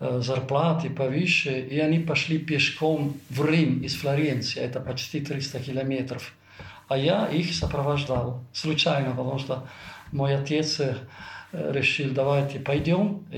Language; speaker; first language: Russian; non-native, fluent; Italian